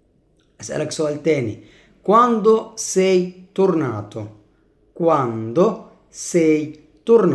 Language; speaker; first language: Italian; non-native, fluent; Arabic